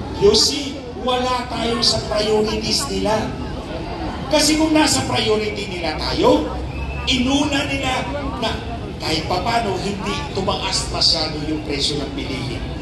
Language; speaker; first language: Filipino; non-native, local second language; Cebuano